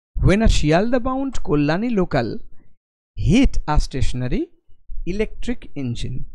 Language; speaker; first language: English; non-native, local second language; Bangla